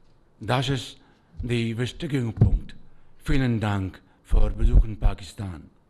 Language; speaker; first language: German; non-native, learner; Urdu